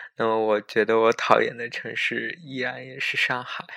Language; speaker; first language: Chinese; native; Chinese